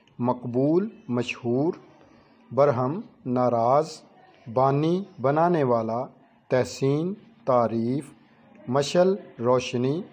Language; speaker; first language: Urdu; non-native, local second language; Punjabi